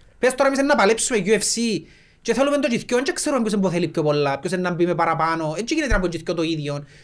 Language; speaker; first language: Greek; native; Greek